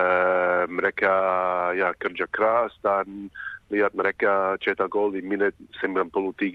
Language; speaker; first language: Indonesian; non-native, fluent; English